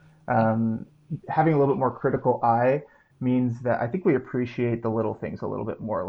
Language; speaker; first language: English; native; English